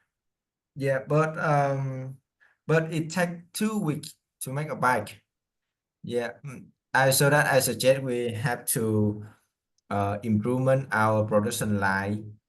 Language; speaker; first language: English; non-native, learner; Vietnamese